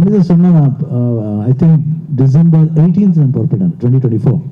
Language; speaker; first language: Tamil; non-native, local second language; Kannada